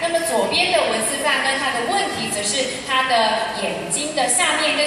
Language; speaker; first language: Chinese; native; Chinese